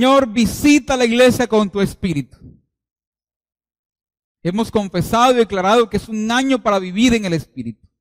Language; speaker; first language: Spanish; native; Spanish